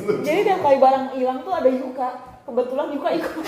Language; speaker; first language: Indonesian; native; Indonesian